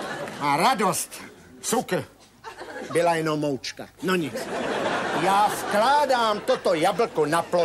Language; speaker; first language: Czech; native; Czech